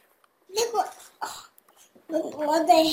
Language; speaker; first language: Chinese; early bilingual, heritage; Cantonese